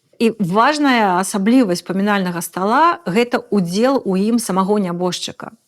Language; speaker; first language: Belarusian; native; Belarusian